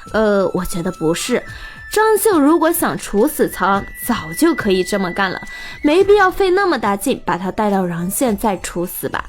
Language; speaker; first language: Chinese; native; Chinese